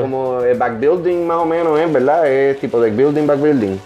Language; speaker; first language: Spanish; native; Spanish